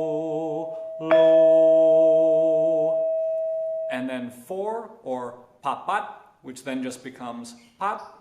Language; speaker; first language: English; native; English